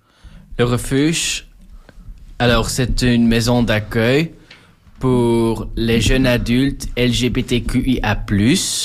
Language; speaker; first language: French; non-native, local second language; Dutch